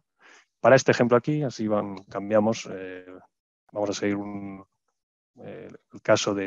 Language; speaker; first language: Spanish; native; Spanish